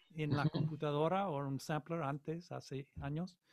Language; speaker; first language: Spanish; non-native, learner; English